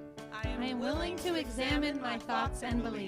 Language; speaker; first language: English; native; English